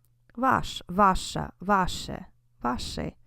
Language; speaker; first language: Russian; non-native, fluent; English